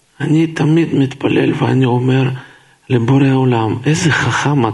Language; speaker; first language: Hebrew; non-native, fluent; Russian